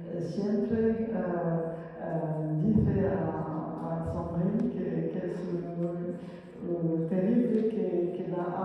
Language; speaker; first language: Spanish; non-native, fluent; French